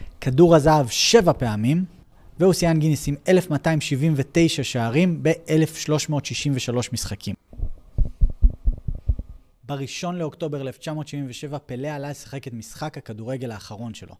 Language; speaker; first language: Hebrew; native; Hebrew